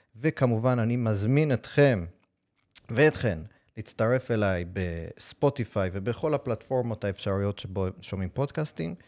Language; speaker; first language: Hebrew; non-native, fluent; English